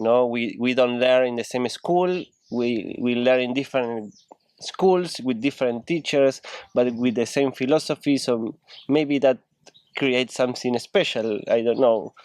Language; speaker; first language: English; non-native, learner; Spanish